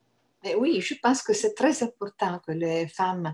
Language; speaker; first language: French; non-native, fluent; Italian